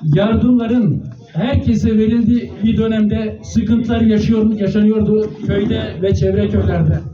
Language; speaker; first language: Turkish; native; Turkish